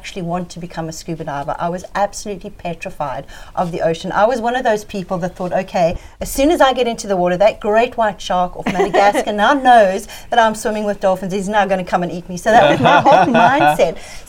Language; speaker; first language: English; native; English